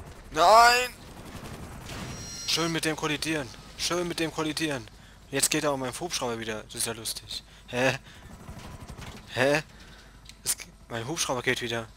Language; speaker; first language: German; native; German